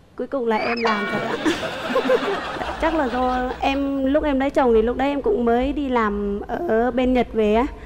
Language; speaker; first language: Vietnamese; native; Vietnamese